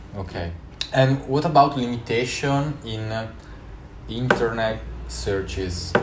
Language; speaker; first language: English; non-native, fluent; Italian